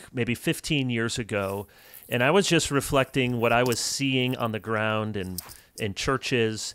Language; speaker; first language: English; native; English